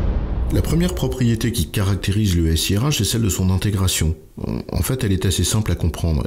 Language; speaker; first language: French; native; French